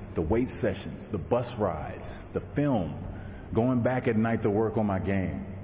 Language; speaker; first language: English; native; English